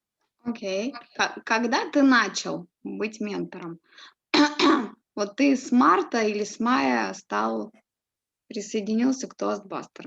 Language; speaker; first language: Russian; native; Russian